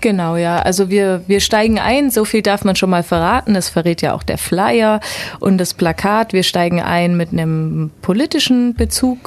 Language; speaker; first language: German; native; German